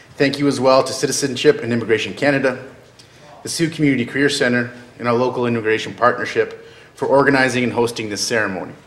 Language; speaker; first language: English; native; English